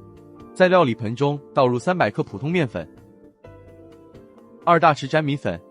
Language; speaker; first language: Chinese; native; Chinese